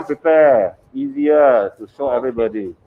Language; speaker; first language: English; non-native, fluent; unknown